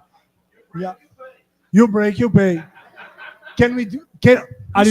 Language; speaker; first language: English; non-native, fluent; Portuguese